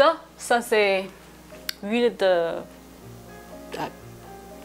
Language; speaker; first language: French; non-native, learner; Chinese